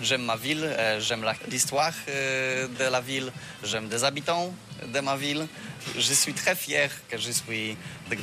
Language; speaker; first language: French; non-native, fluent; Polish